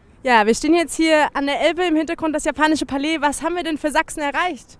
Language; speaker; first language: German; native; German